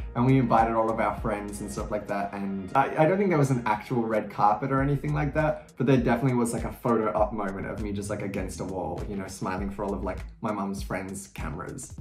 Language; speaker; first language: English; native; English